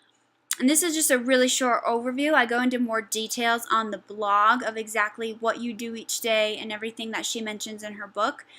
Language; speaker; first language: English; native; English